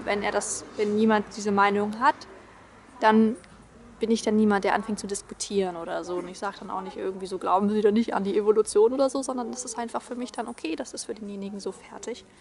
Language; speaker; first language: German; native; German